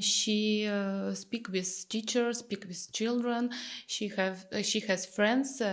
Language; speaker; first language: English; non-native, learner; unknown